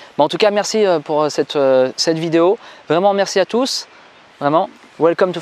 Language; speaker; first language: French; native; French